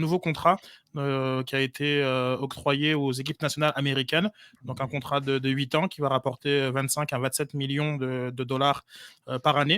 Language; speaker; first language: French; native; French